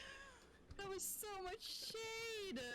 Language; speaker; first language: English; native; English